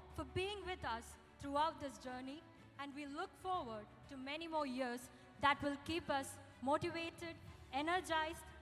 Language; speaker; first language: English; non-native, local second language; Malayalam